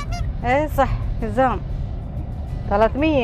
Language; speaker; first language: Arabic; non-native, learner; Indonesian